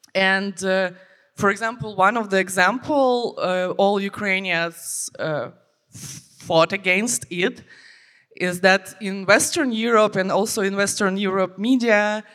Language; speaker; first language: English; non-native, fluent; Ukrainian